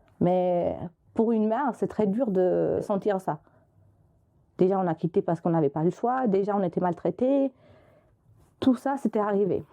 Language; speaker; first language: French; non-native, fluent; Albanian